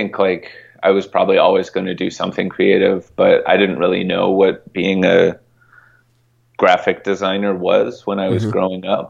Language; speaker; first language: English; native; English